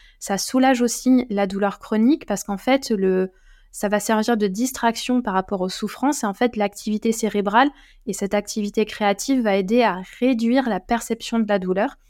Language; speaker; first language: French; native; French